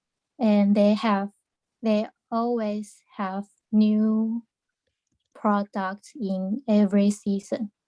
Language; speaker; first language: English; non-native, learner; Chinese